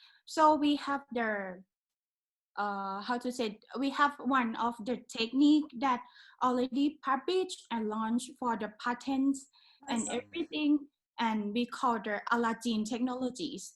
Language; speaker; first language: English; non-native, learner; Thai